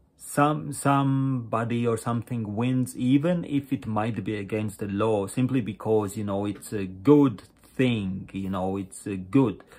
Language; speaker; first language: English; non-native, fluent; Latvian